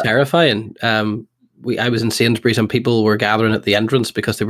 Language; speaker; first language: English; native; English